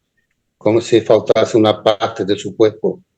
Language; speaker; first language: Spanish; non-native, learner; Portuguese